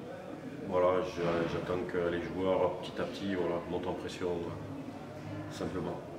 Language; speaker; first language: French; native; French